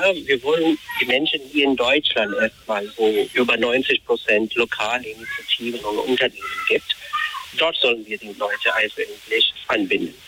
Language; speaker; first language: German; non-native, fluent; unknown